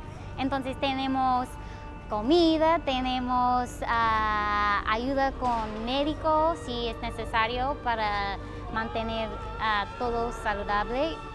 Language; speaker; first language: Spanish; non-native, fluent; English